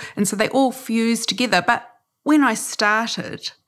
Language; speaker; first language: English; native; English